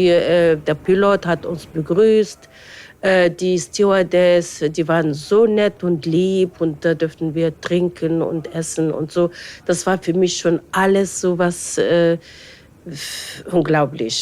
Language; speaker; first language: German; non-native, fluent; Arabic